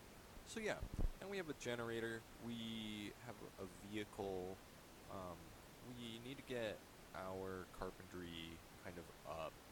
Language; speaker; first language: English; native; English